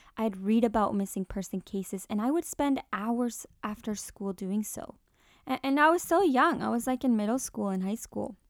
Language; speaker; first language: English; early bilingual, other home language; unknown